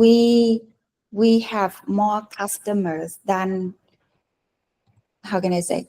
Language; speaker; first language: English; non-native, fluent; Vietnamese